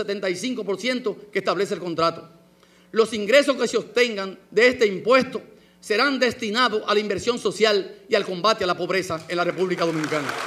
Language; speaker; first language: Spanish; native; Spanish